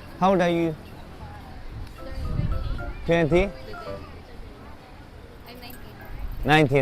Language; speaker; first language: English; non-native, learner; Korean